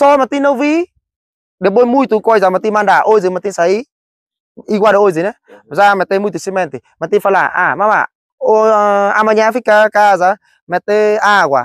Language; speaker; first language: Portuguese; non-native, learner; Vietnamese